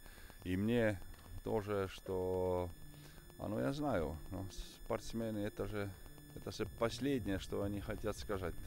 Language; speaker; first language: Russian; non-native, fluent; Estonian